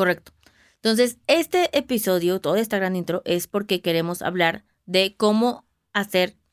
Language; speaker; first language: Spanish; native; Spanish